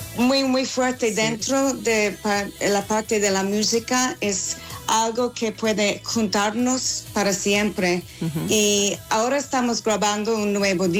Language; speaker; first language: Spanish; non-native, fluent; English